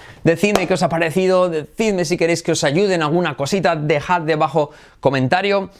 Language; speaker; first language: Spanish; native; Spanish